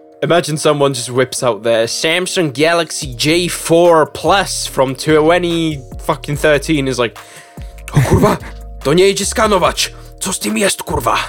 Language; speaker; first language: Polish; non-native, learner; Czech